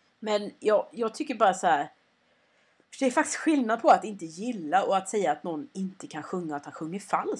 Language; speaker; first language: Swedish; native; Swedish